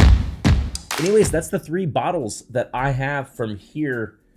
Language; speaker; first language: English; native; English